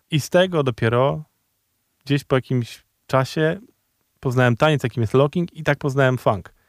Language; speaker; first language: Polish; native; Polish